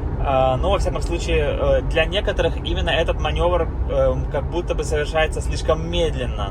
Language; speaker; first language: Russian; native; Russian